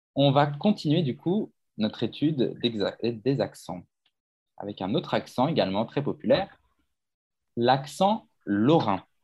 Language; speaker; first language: French; native; French